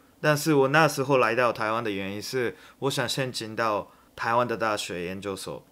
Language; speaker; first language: Chinese; non-native, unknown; Japanese